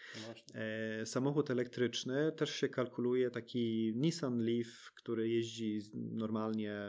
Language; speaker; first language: Polish; early bilingual, heritage; Polish